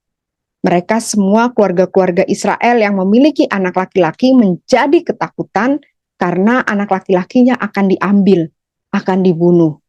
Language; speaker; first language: Indonesian; native; Indonesian